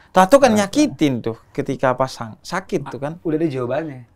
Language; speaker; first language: Indonesian; native; Indonesian